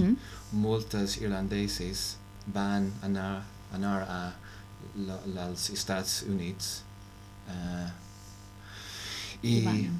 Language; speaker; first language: Catalan; non-native, learner; English